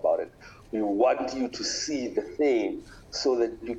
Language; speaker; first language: English; non-native, local second language; Tswana